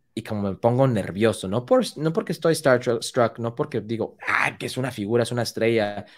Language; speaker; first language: Spanish; early bilingual, heritage; Spanish